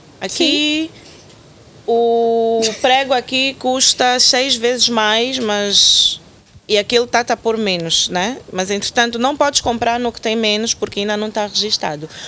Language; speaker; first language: Portuguese; native; Portuguese